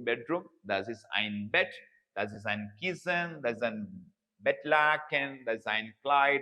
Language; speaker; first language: German; non-native, learner; Malayalam